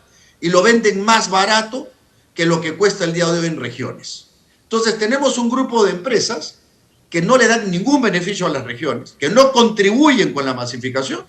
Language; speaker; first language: Spanish; native; Spanish